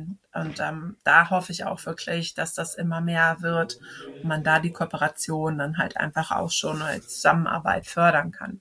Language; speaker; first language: German; native; German